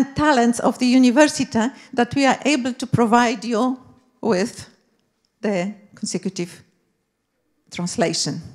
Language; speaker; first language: English; non-native, fluent; Polish